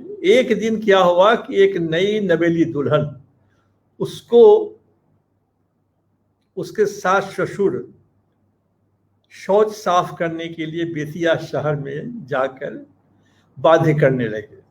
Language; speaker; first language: Hindi; native; Hindi